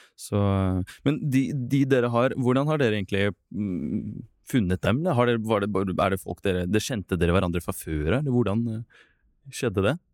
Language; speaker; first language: Norwegian; non-native, fluent; Russian